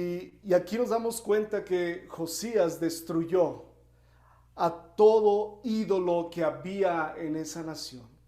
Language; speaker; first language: Spanish; native; Spanish